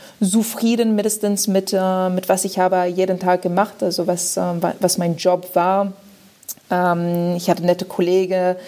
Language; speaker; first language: German; non-native, fluent; French